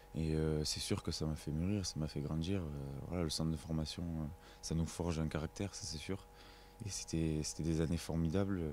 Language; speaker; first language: French; native; French